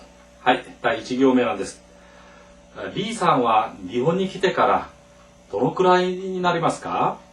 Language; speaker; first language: Japanese; non-native, fluent; Korean